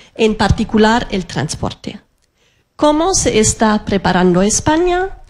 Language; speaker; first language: Spanish; non-native, fluent; German